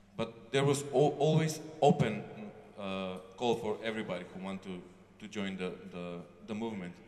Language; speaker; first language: English; non-native, learner; Macedonian